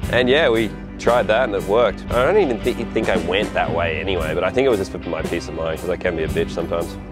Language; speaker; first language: English; native; English